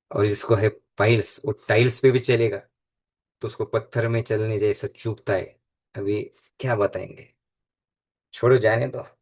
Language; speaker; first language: Hindi; non-native, local second language; Marathi